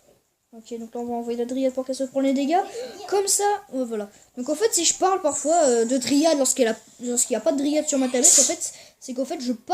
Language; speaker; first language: French; native; French